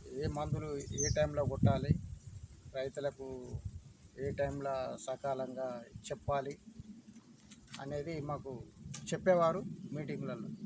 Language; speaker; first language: Telugu; native; Telugu